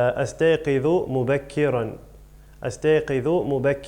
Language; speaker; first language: Arabic; non-native, fluent; English